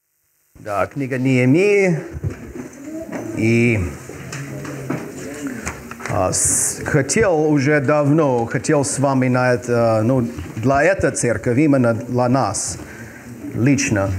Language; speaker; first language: Russian; non-native, fluent; English